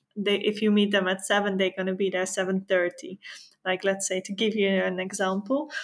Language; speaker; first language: English; non-native, fluent; Dutch